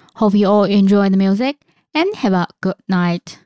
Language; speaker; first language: English; non-native, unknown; Chinese